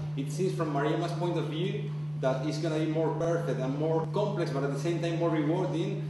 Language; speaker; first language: English; non-native, fluent; Spanish